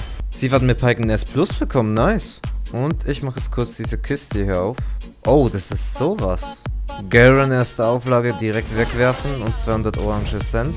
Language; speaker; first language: German; native; German